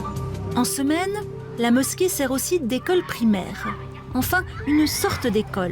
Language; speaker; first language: French; native; French